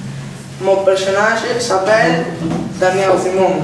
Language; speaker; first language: French; non-native, learner; Catalan